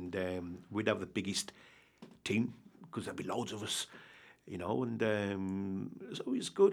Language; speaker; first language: English; native; English